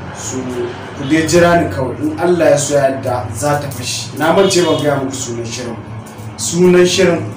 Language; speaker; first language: Hausa; non-native, local second language; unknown